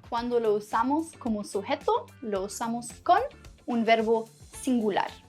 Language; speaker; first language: Spanish; non-native, fluent; English